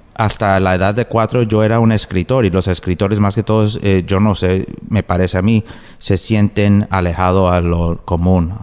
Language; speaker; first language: Spanish; early bilingual, heritage; Spanish